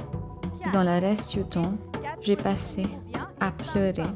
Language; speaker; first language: French; non-native, fluent; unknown